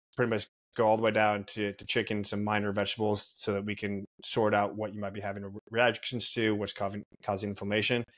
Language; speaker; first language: English; native; English